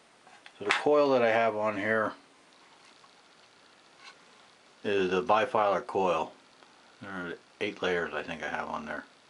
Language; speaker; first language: English; native; English